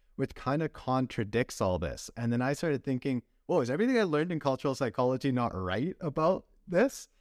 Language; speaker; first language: English; native; English